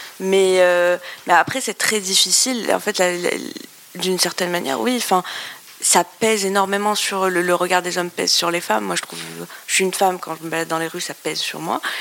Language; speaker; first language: French; non-native, local second language; Arabic